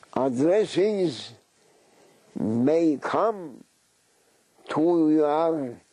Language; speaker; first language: English; non-native, fluent; Turkish